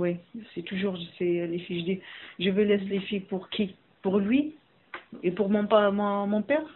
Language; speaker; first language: French; non-native, learner; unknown